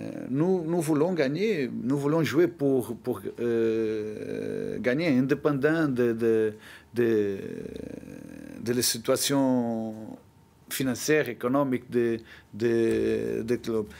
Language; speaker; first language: French; non-native, learner; Portuguese